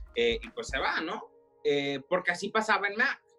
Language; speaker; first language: Spanish; early bilingual, heritage; Spanish